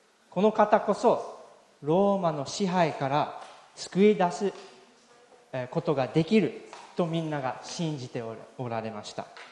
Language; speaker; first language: Japanese; native; Japanese